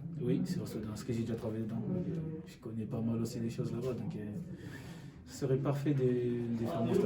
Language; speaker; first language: French; non-native, learner; Arabic